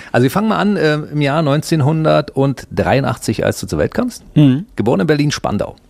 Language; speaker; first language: German; native; German